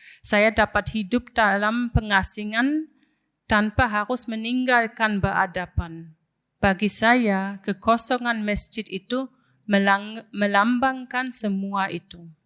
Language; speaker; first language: Indonesian; non-native, fluent; German